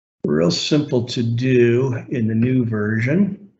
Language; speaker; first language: English; native; English